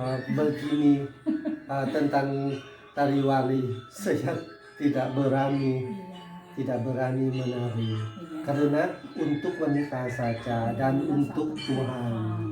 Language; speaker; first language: Indonesian; non-native, learner; Thai